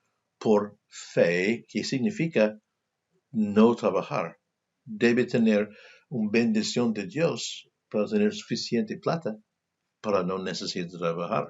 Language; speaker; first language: Spanish; non-native, fluent; English